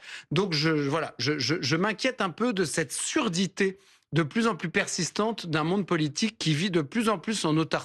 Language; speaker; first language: French; native; French